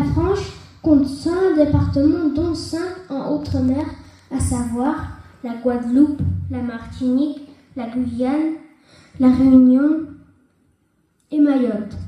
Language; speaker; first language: French; early bilingual, other home language; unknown